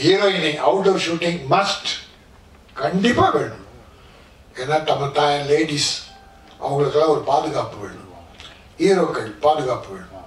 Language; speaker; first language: Tamil; native; Tamil